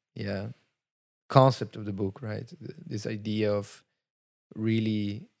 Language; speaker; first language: English; non-native, fluent; Portuguese